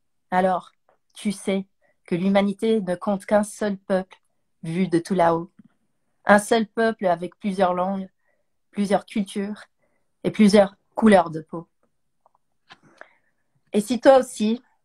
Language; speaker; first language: French; early bilingual, other home language; English